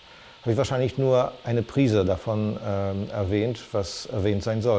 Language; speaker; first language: German; non-native, fluent; Polish